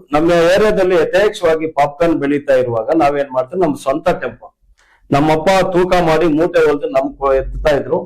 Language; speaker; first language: Kannada; native; Kannada